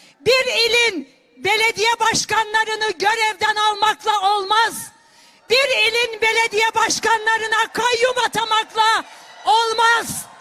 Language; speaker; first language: Turkish; non-native, local second language; Kurdish